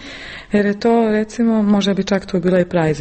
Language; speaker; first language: Croatian; native; Croatian